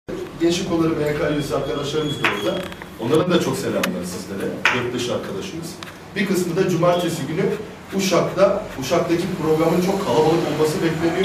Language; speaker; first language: Turkish; native; Turkish